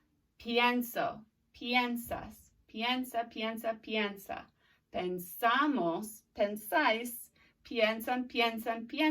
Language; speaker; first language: Spanish; non-native, fluent; English